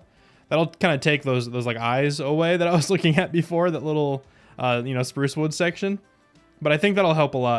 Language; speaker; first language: English; native; English